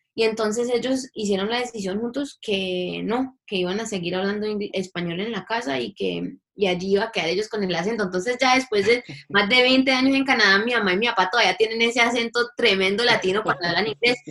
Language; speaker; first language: Spanish; early bilingual, heritage; English